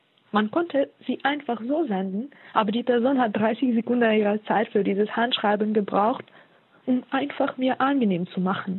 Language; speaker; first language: German; non-native, fluent; Russian